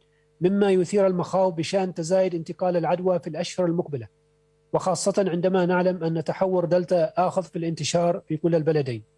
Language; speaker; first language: Arabic; native; Arabic